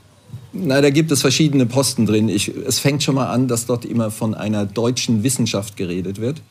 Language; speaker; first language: German; native; German